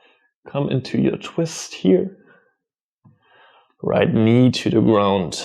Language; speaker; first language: English; non-native, fluent; German